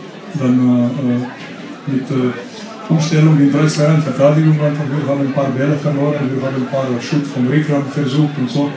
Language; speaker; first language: German; non-native, fluent; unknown